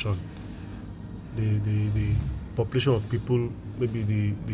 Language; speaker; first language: English; non-native, local second language; Yoruba